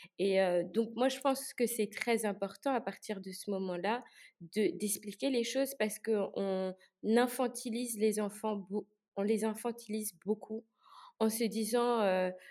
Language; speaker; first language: French; native; French